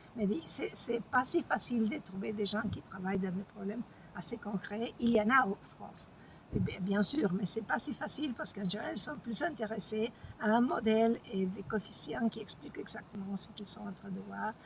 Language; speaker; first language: French; non-native, fluent; Spanish